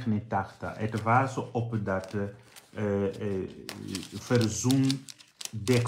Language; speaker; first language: Dutch; non-native, fluent; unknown